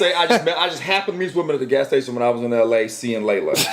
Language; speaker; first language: English; native; English